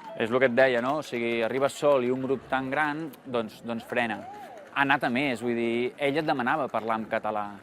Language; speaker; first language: Catalan; native; Catalan